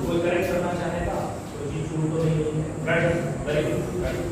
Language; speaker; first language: Hindi; native; Hindi